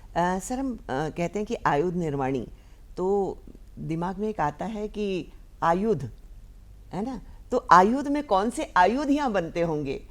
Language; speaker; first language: Hindi; non-native, local second language; Marathi